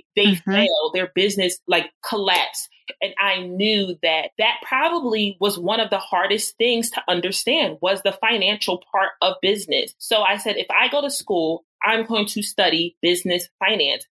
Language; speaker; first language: English; native; English